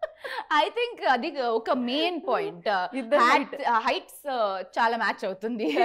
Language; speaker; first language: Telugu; non-native, learner; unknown